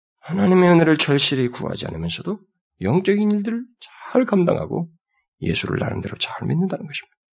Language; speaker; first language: Korean; native; Korean